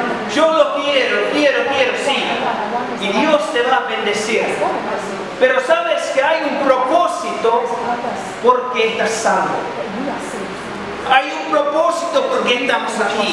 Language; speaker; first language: Spanish; non-native, fluent; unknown